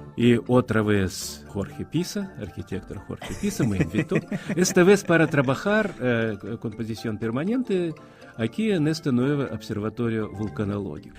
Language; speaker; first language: Spanish; non-native, fluent; Russian